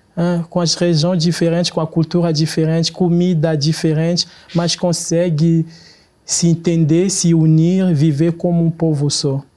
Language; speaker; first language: Portuguese; non-native, fluent; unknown